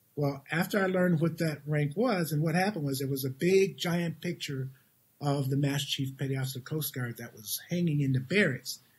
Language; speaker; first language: English; native; English